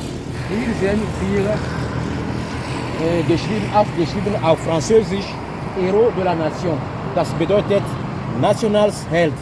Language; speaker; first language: German; non-native, fluent; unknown